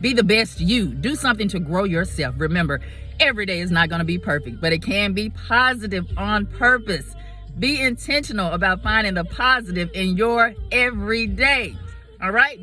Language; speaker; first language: English; native; English